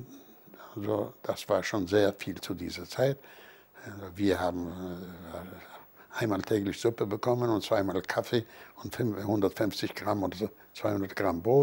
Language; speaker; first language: German; non-native, fluent; Polish